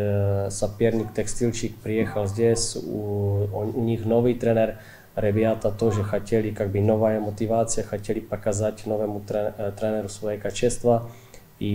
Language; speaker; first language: Russian; non-native, fluent; Czech